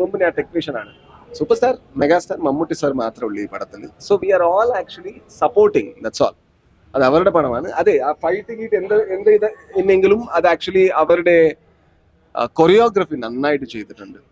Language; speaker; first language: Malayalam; non-native, learner; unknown